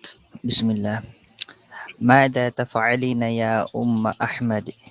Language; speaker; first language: Arabic; non-native, learner; Filipino